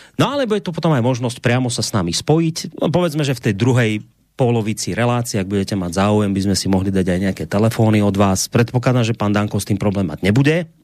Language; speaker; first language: Slovak; native; Slovak